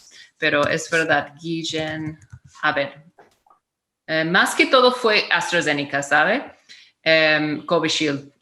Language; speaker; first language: Spanish; non-native, fluent; English